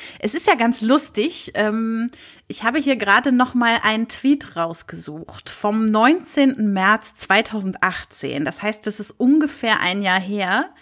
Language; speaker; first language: German; native; German